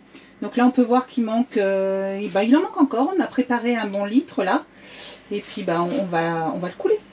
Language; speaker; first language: French; native; French